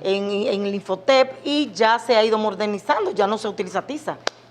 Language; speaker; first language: Spanish; native; Spanish